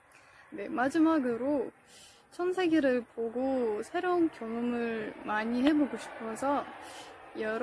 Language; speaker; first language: Korean; non-native, fluent; Russian